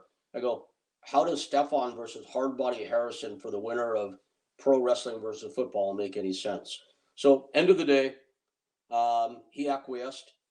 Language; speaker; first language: English; native; English